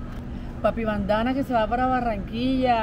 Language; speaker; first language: Spanish; native; Spanish